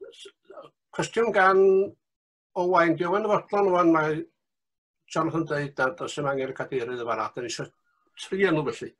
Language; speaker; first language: Welsh; native; Welsh